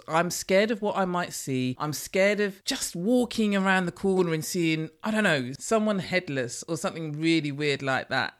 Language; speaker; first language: English; native; English